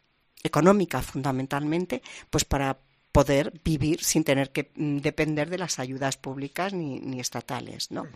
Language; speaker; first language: Spanish; native; Spanish